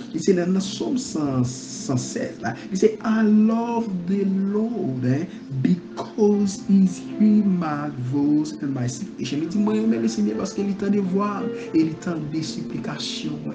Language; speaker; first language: English; non-native, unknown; Haitian Creole